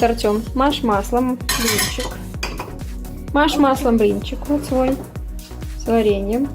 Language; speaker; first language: Russian; native; Russian